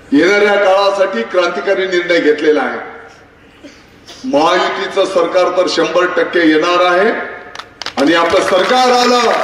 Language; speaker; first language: Marathi; native; Marathi